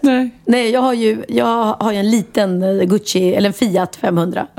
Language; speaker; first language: Swedish; native; Swedish